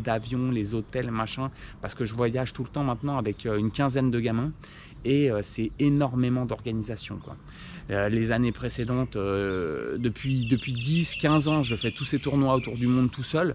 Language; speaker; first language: French; native; French